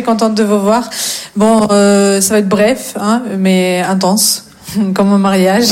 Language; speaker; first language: French; non-native, fluent; Russian